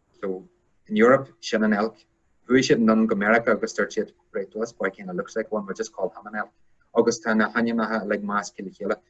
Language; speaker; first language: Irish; non-native, local second language; English